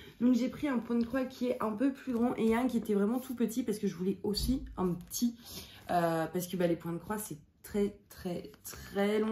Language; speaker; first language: French; native; French